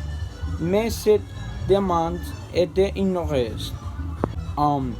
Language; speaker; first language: French; non-native, learner; Spanish